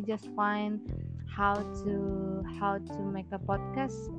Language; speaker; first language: English; non-native, learner; Indonesian